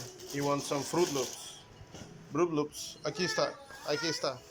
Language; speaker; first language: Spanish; native; Spanish